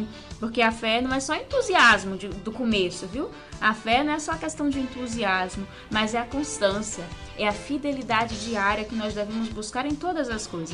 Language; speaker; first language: Portuguese; native; Portuguese